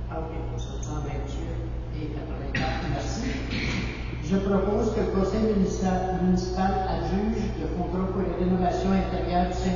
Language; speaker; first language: French; native; French